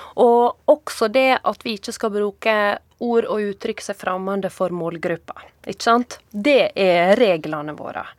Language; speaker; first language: Norwegian; native; Norwegian